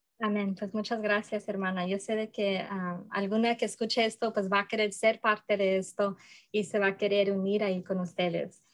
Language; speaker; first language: Spanish; early bilingual, heritage; Spanish